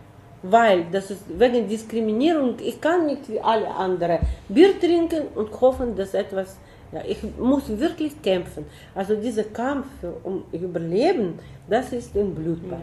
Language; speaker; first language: German; non-native, fluent; Russian